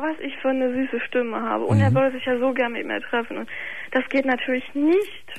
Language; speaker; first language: German; native; German